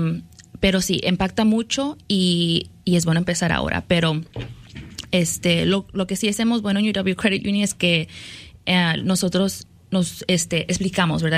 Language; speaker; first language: Spanish; early bilingual, other home language; English